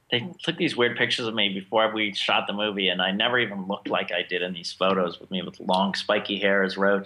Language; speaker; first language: English; native; English